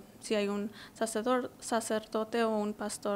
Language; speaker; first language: Spanish; early bilingual, heritage; English